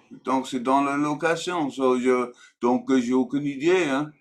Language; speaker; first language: French; non-native, learner; English